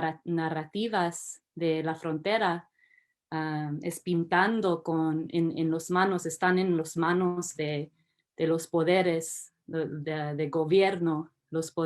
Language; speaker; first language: Spanish; early bilingual, heritage; English